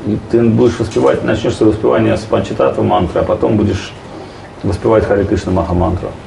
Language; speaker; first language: Russian; native; Russian